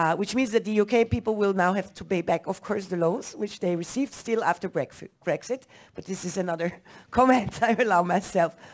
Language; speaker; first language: English; non-native, fluent; German